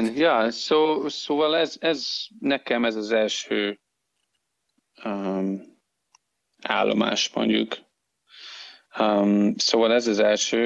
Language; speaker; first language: Hungarian; non-native, fluent; English